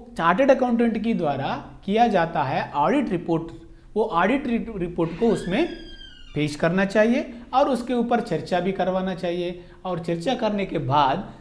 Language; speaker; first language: Hindi; non-native, local second language; Telugu